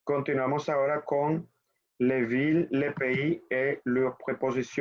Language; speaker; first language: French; non-native, fluent; Spanish